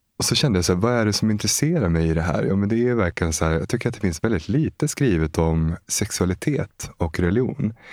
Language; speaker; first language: Swedish; native; Swedish